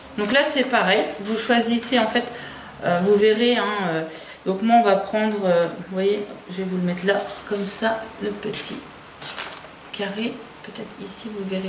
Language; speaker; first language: French; native; French